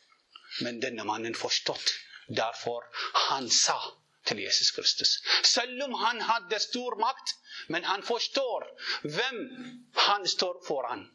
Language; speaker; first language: Swedish; non-native, learner; Arabic